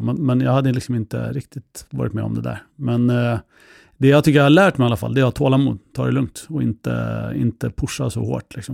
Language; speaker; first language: Swedish; native; Swedish